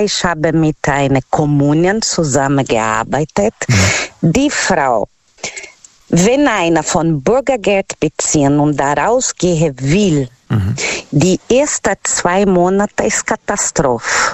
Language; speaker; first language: German; non-native, learner; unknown